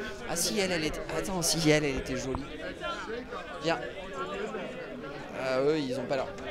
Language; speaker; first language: French; native; French